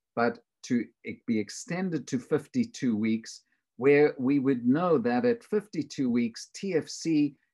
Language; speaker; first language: English; native; English